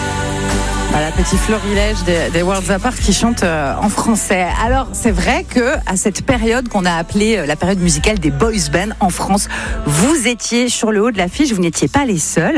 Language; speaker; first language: French; native; French